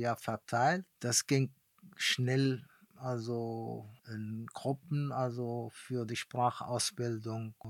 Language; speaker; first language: German; non-native, fluent; Arabic